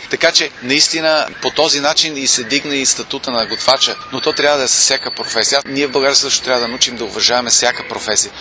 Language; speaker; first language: Bulgarian; non-native, fluent; German